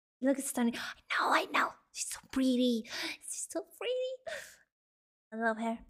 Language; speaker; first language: English; non-native, learner; Spanish